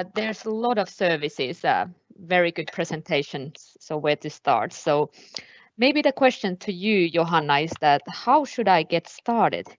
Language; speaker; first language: English; non-native, fluent; Finnish